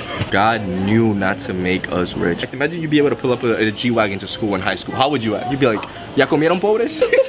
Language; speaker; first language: English; early bilingual, other home language; Spanish